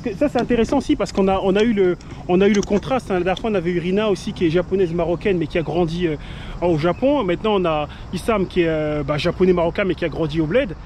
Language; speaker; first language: French; native; French